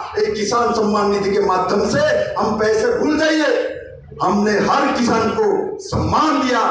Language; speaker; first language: Hindi; non-native, local second language; Bangla